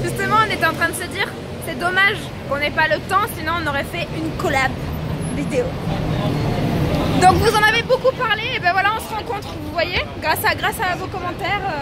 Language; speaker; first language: French; native; French